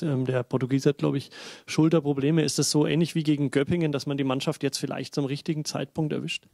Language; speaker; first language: German; native; German